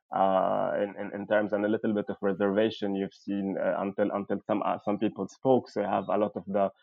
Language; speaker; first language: English; non-native, fluent; Arabic